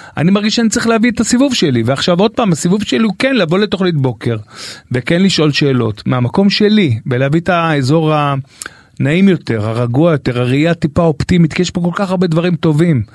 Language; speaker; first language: Hebrew; native; Hebrew